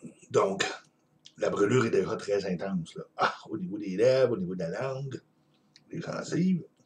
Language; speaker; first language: French; native; French